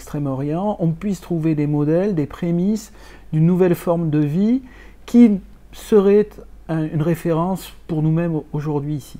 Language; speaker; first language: French; native; French